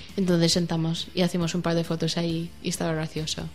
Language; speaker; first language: Spanish; non-native, learner; English